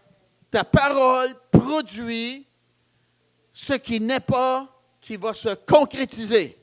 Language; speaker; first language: French; native; French